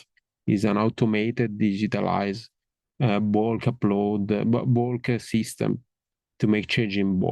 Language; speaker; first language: English; non-native, fluent; Italian